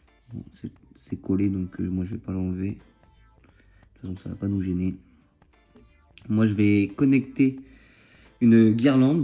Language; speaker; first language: French; native; French